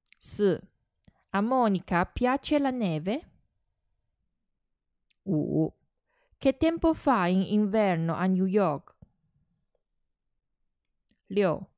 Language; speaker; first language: Italian; non-native, fluent; Chinese